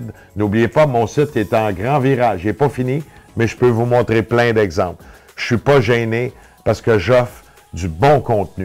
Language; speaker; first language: French; native; French